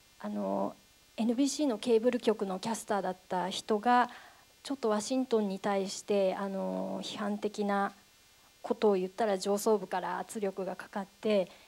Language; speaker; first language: Japanese; native; Japanese